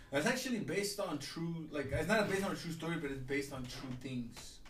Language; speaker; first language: English; early bilingual, other home language; Spanish